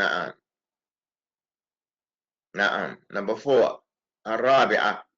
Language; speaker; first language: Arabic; non-native, fluent; English